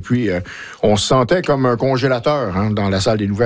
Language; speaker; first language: French; native; French